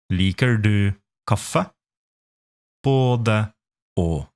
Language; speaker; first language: Norwegian; non-native, fluent; Polish